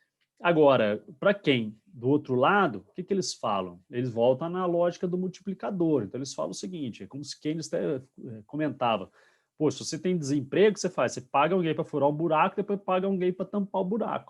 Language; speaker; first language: Portuguese; native; Portuguese